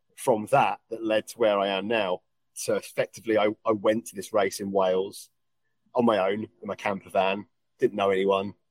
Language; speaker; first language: English; native; English